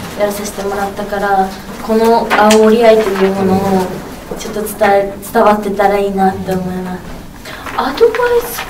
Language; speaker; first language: Japanese; native; Japanese